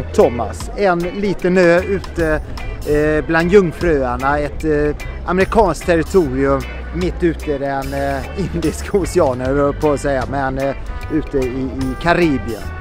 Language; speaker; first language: Swedish; native; Swedish